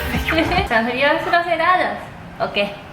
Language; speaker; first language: Spanish; non-native, fluent; Japanese